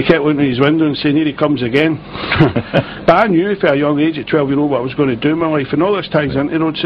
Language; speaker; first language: English; native; English